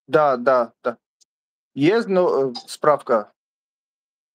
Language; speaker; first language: Russian; non-native, learner; Tajik